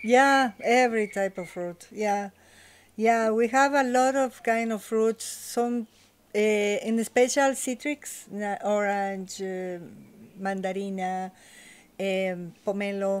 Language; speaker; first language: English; non-native, learner; Spanish